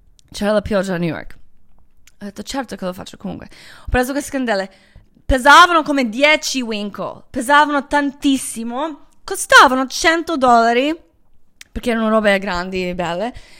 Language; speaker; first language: Italian; native; Italian